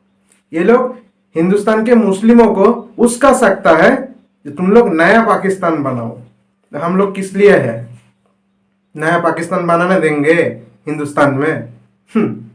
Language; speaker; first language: Hindi; non-native, local second language; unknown